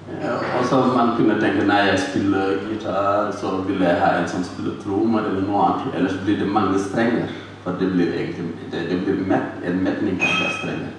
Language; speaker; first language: Norwegian; non-native, fluent; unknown